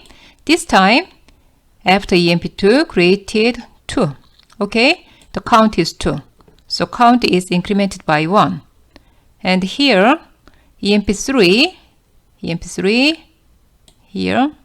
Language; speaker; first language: English; non-native, fluent; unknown